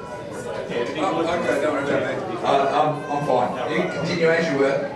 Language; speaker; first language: English; native; English